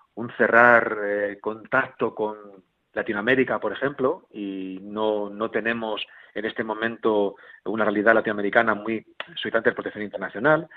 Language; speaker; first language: Spanish; native; Spanish